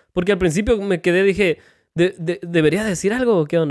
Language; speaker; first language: Spanish; native; Spanish